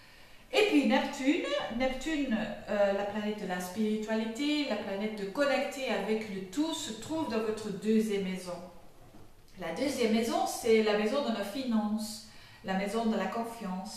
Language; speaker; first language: French; non-native, fluent; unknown